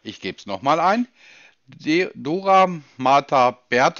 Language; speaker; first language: German; native; German